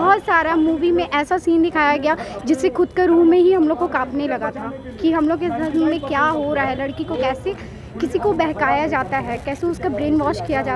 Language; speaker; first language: Hindi; native; Hindi